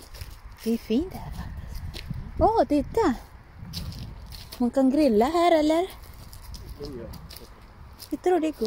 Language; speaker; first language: Swedish; non-native, learner; Filipino